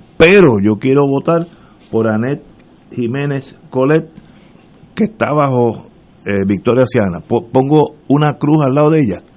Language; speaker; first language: Spanish; early bilingual, heritage; Spanish